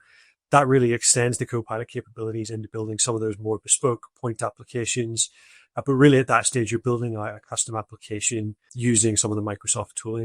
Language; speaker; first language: English; native; English